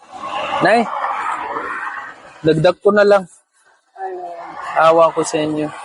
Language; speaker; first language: Filipino; non-native, learner; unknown